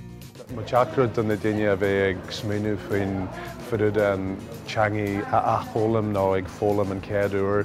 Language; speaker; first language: Irish; non-native, local second language; English